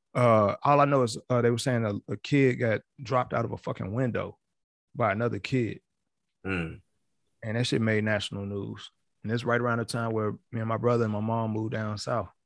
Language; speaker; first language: English; native; English